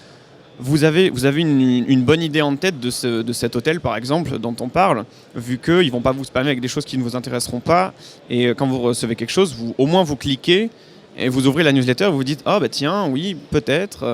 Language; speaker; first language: French; native; French